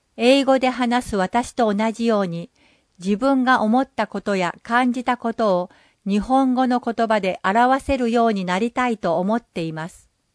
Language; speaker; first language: Japanese; non-native, fluent; English